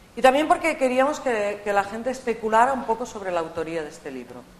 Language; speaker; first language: Spanish; native; Spanish